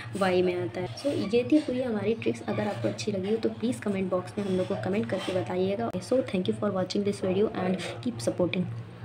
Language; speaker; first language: Hindi; native; Hindi